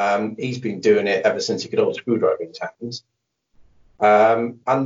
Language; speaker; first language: English; native; English